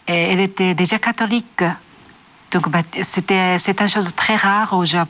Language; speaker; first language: French; non-native, learner; Japanese